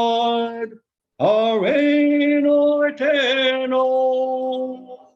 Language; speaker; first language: Spanish; non-native, fluent; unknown